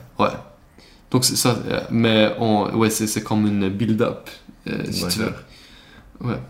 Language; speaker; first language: French; non-native, learner; Swedish